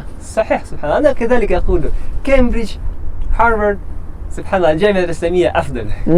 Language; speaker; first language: Arabic; non-native, fluent; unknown